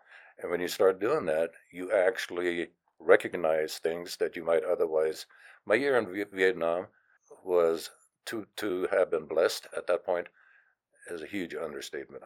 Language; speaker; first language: English; non-native, fluent; German